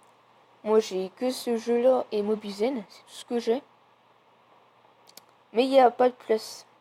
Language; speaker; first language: French; native; French